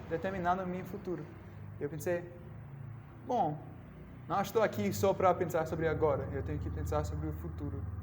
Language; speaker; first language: Portuguese; non-native, learner; English